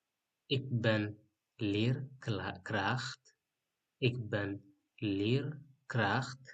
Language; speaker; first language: Dutch; non-native, learner; Tigrinya